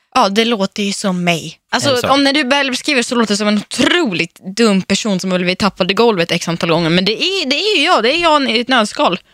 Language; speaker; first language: Swedish; early bilingual, other home language; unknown